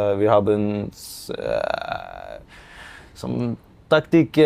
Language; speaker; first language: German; non-native, learner; Norwegian